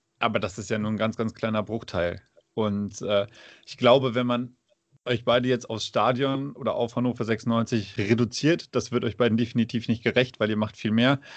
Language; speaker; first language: German; native; German